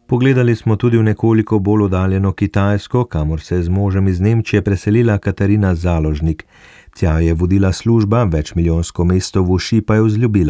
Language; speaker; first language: Slovenian; native; Slovenian